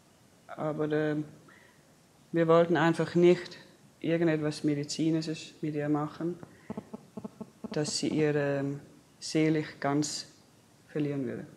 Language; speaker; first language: German; non-native, fluent; Danish